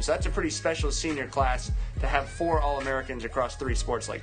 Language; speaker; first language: English; native; English